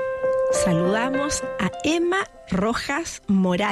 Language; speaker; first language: Spanish; native; Spanish